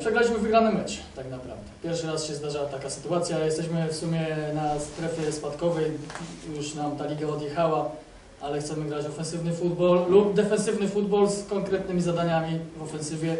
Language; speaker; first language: Polish; native; Polish